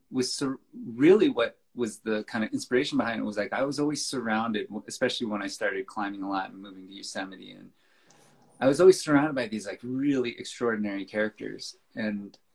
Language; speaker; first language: English; native; English